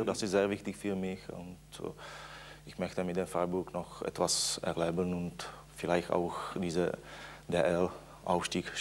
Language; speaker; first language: German; non-native, fluent; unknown